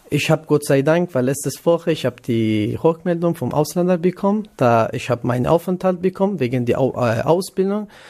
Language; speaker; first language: German; non-native, learner; Kurdish